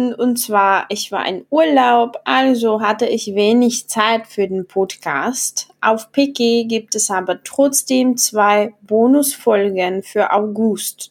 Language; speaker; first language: German; non-native, fluent; Czech